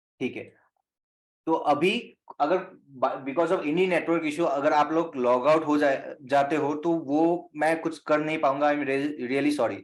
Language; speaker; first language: Hindi; non-native, local second language; Assamese